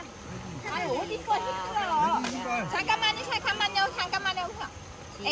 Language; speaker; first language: Korean; non-native, learner; Vietnamese